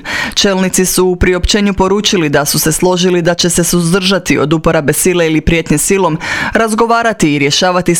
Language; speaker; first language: Croatian; native; Croatian